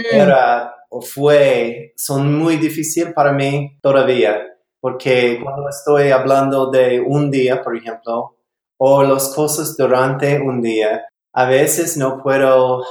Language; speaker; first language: Spanish; non-native, learner; English